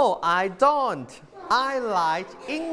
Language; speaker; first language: English; non-native, fluent; Thai